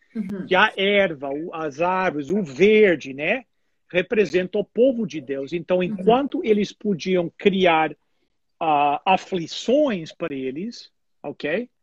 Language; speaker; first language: Portuguese; non-native, fluent; English